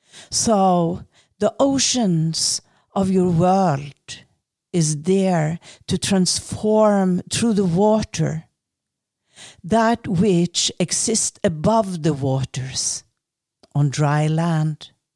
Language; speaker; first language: English; non-native, fluent; Norwegian